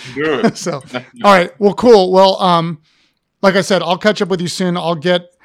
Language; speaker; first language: English; native; English